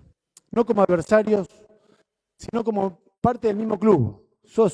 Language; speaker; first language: Spanish; native; Spanish